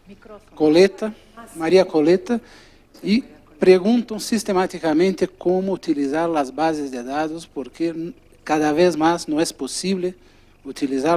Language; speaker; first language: Spanish; non-native, fluent; Portuguese